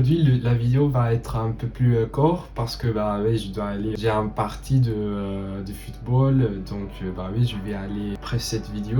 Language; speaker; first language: French; non-native, fluent; English